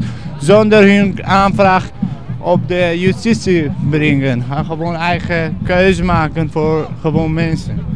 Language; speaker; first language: Dutch; non-native, learner; Persian